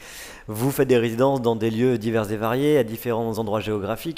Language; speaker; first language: French; native; French